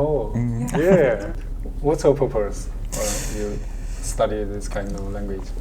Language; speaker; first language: English; non-native, learner; Chinese